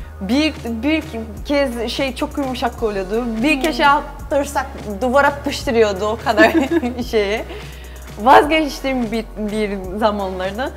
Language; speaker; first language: Turkish; non-native, learner; Portuguese